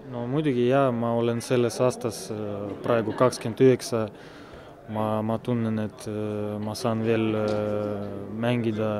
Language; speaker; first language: Estonian; non-native, local second language; Russian